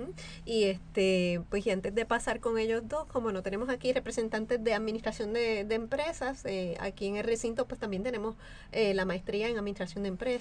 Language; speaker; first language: Spanish; native; Spanish